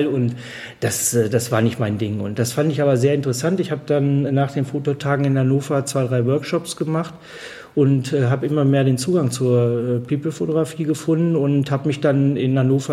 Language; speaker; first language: German; native; German